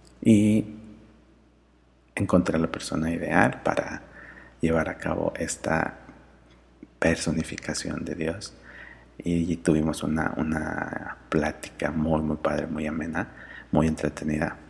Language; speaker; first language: Spanish; native; Spanish